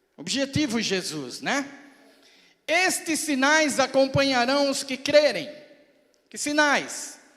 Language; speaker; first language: Portuguese; native; Portuguese